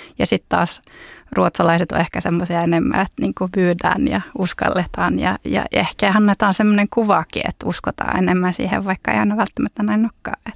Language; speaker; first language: Finnish; early bilingual, heritage; Finnish